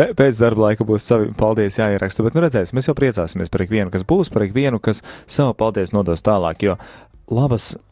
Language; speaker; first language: Latvian; native; Latvian